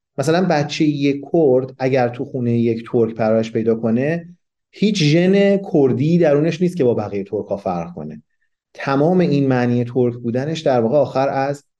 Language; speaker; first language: Persian; non-native, local second language; Kurdish